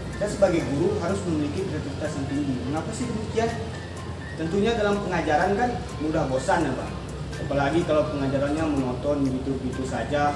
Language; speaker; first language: Indonesian; native; Indonesian